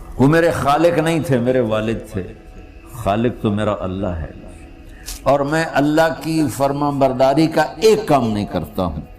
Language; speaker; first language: Urdu; non-native, local second language; Punjabi